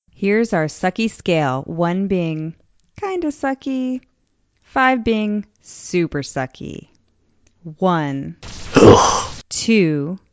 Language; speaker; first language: English; native; English